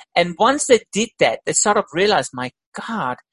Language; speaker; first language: English; non-native, fluent; Danish